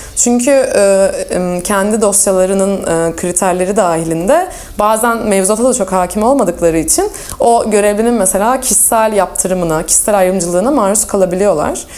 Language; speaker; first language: Turkish; native; Turkish